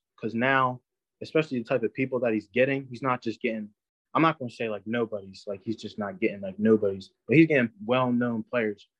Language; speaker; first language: English; native; English